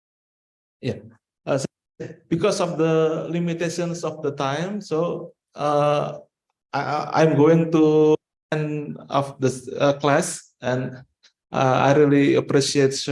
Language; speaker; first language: English; non-native, fluent; Indonesian